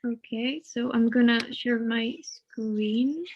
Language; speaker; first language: English; non-native, learner; Czech